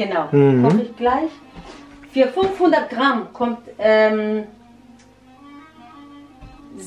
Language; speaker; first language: German; non-native, learner; Central Kurdish